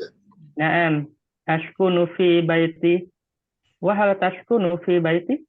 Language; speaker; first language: Arabic; non-native, learner; Indonesian